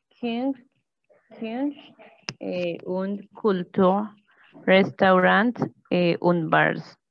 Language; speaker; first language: German; non-native, learner; Spanish